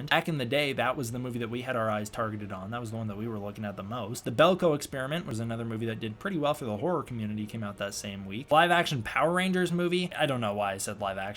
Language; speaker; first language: English; native; English